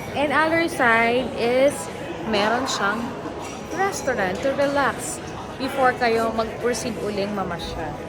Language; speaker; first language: Filipino; native; Filipino